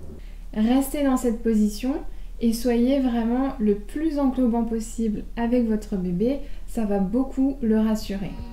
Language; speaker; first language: French; native; French